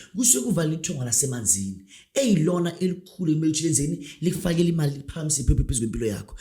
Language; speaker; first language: Zulu; non-native, local second language; Northern Sotho